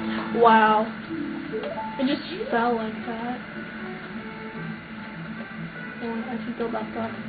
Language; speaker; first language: English; native; English